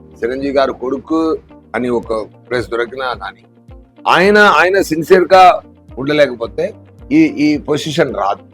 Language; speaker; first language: Telugu; non-native, learner; Tamil